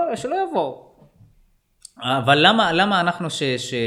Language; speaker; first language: Hebrew; non-native, local second language; Arabic